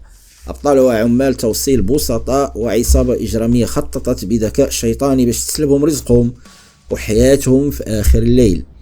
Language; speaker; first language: Arabic; native; Arabic